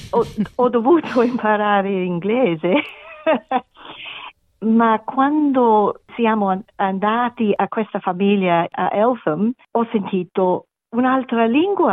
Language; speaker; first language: Italian; non-native, learner; German